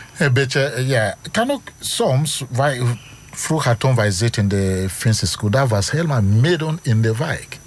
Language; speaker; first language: Dutch; non-native, fluent; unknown